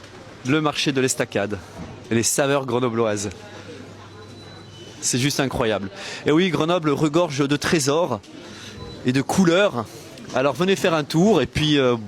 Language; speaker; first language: French; native; French